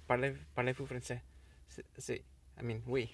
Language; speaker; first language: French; non-native, learner; English